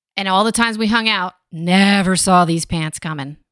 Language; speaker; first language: English; native; English